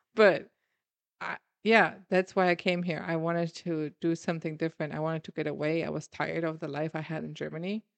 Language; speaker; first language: English; non-native, fluent; German